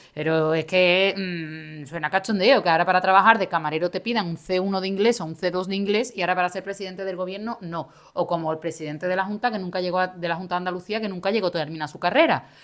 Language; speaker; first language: Spanish; native; Spanish